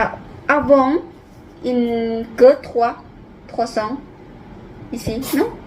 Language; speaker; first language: French; non-native, learner; Lao